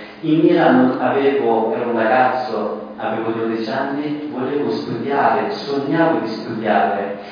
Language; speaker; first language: Italian; non-native, fluent; Persian